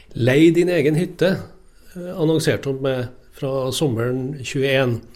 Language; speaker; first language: Norwegian; native; Norwegian